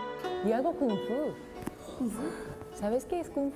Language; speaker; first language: Spanish; non-native, fluent; Japanese